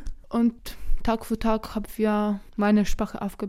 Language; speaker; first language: German; non-native, fluent; Polish